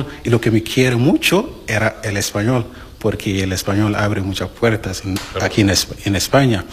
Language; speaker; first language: Spanish; non-native, learner; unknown